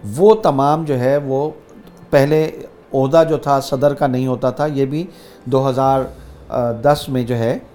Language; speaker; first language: Urdu; native; Urdu